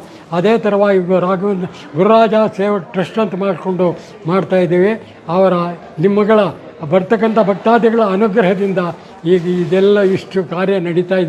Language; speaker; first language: Kannada; native; Kannada